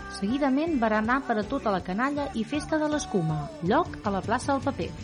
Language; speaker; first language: Catalan; native; Catalan